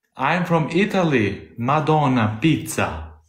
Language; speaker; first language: English; non-native, learner; Albanian